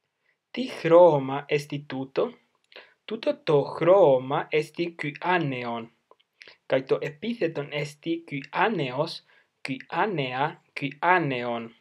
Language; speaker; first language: Greek; non-native, fluent; Spanish